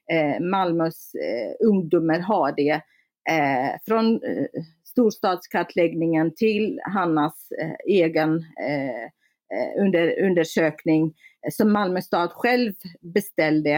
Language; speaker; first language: Swedish; non-native, fluent; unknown